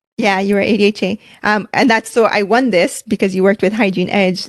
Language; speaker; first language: English; early bilingual, other home language; Spanish